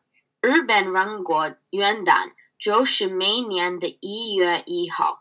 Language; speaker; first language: Chinese; non-native, learner; English